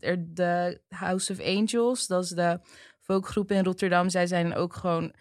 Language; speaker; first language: Dutch; early bilingual, other home language; Turkish